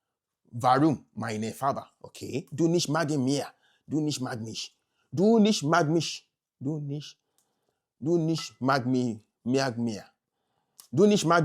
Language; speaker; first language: German; non-native, learner; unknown